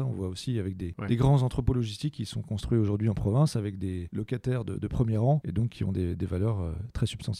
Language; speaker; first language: French; native; French